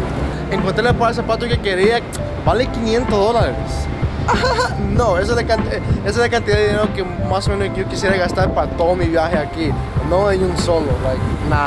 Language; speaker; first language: Spanish; early bilingual, heritage; Spanish